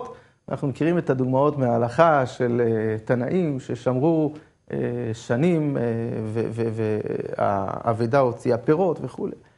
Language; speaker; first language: Hebrew; native; Hebrew